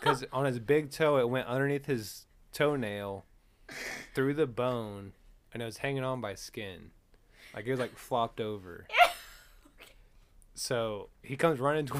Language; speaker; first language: English; native; English